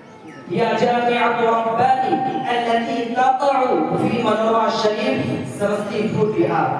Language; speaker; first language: Arabic; non-native, learner; Urdu